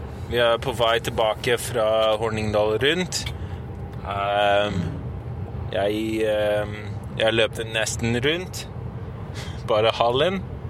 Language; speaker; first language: Norwegian; non-native, learner; English